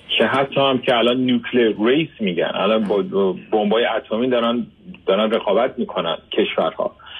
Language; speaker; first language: Persian; early bilingual, heritage; Persian